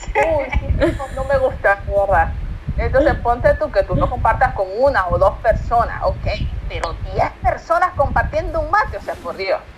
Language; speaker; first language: Spanish; native; Spanish